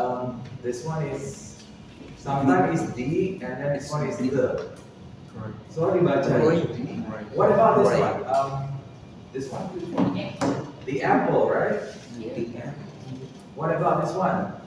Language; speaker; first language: English; non-native, fluent; Indonesian